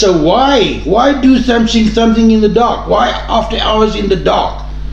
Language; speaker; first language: English; non-native, local second language; Afrikaans